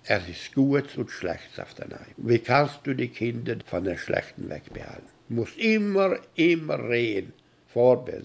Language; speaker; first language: German; early bilingual, heritage; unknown